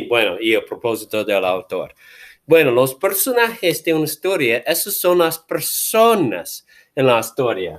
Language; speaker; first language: Spanish; non-native, fluent; English